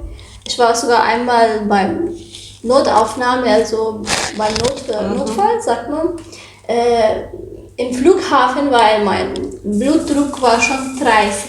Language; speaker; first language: German; non-native, learner; Arabic